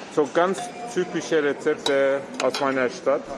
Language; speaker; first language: German; non-native, fluent; Turkish